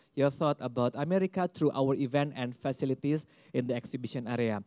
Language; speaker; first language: English; non-native, fluent; Indonesian